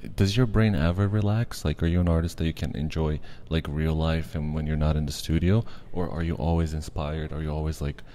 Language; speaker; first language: English; non-native, fluent; Portuguese